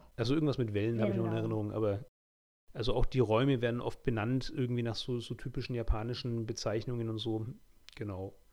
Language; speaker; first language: German; native; German